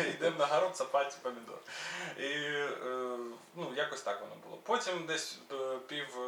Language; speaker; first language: Ukrainian; native; Ukrainian